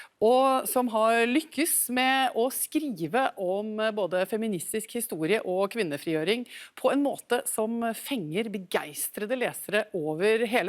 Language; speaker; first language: Norwegian; native; Norwegian